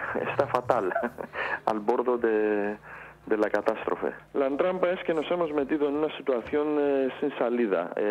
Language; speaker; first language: Spanish; non-native, fluent; Greek